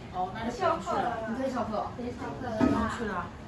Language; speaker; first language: Chinese; native; Chinese